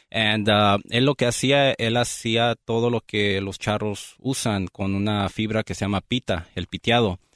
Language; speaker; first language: Spanish; early bilingual, other home language; English